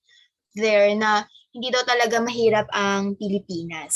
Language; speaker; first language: Filipino; native; Filipino